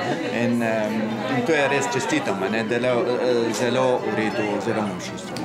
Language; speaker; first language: Slovenian; non-native, fluent; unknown